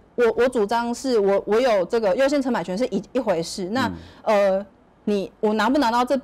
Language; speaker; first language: Chinese; native; Chinese